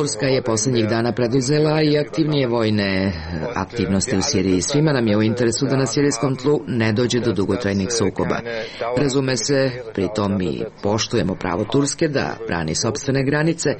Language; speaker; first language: Serbian; native; Serbian